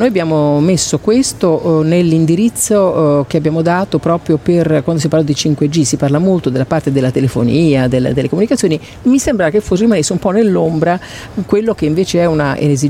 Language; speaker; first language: Italian; native; Italian